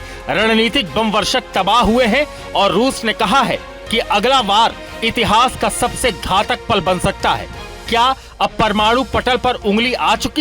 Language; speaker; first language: Hindi; native; Hindi